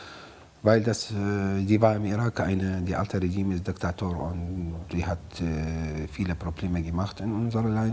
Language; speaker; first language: German; non-native, learner; Arabic